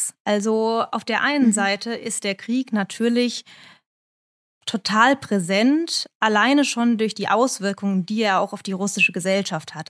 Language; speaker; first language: German; native; German